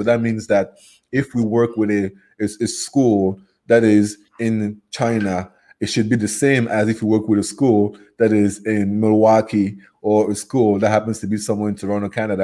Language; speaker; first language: English; non-native, local second language; French